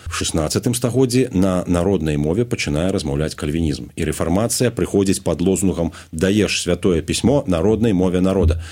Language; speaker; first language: Belarusian; non-native, local second language; Russian